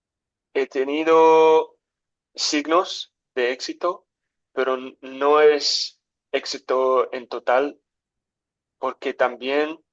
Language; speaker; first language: Spanish; non-native, learner; English